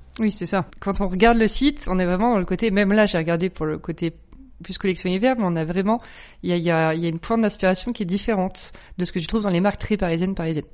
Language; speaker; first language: French; native; French